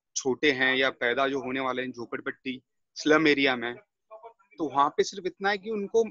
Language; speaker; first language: Hindi; native; Hindi